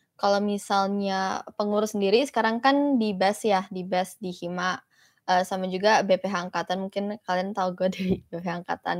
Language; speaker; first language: Indonesian; early bilingual, heritage; Indonesian